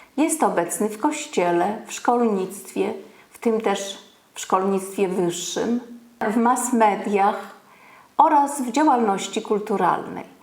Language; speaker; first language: Polish; native; Polish